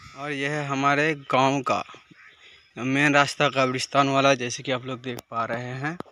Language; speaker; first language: Hindi; native; Hindi